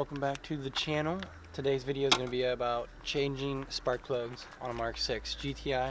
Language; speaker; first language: English; native; English